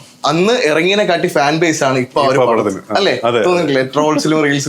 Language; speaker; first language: Malayalam; native; Malayalam